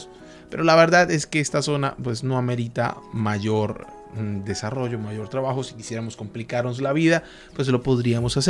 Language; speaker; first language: Spanish; native; Spanish